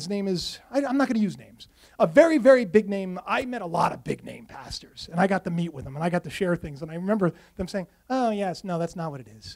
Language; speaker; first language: English; native; English